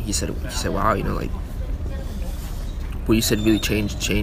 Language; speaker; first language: English; early bilingual, other home language; Chinese